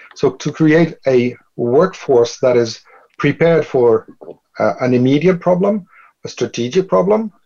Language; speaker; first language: English; non-native, fluent; Dutch